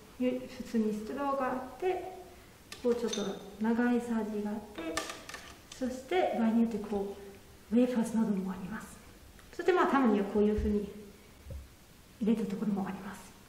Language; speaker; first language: Japanese; non-native, fluent; German